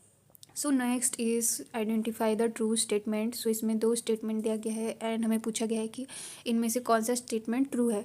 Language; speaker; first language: Hindi; native; Hindi